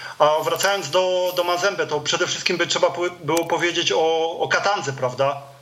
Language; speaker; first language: Polish; native; Polish